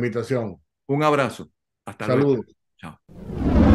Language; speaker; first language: Spanish; native; Spanish